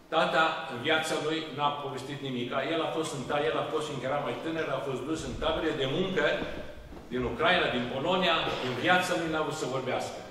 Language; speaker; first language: Romanian; early bilingual, heritage; Romanian